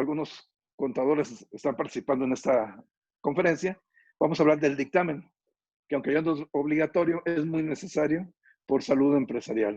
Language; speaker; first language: Spanish; native; Spanish